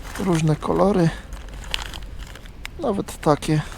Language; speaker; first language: Polish; native; Polish